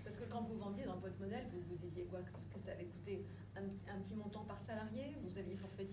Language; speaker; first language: French; native; French